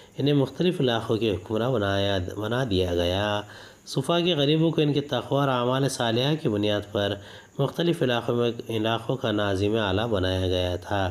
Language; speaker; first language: Urdu; native; Urdu